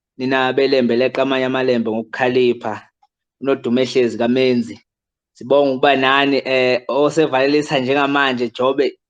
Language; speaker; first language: Zulu; native; Zulu